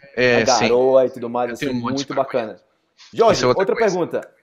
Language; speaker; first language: Portuguese; native; Portuguese